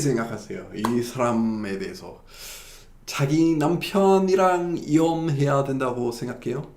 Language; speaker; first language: Korean; non-native, fluent; English